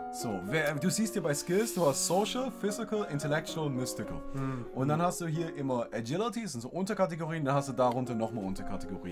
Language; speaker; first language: German; native; German